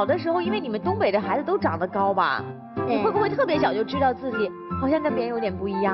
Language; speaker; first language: Chinese; native; Chinese